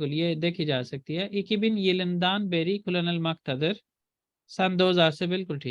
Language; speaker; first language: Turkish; non-native, fluent; Urdu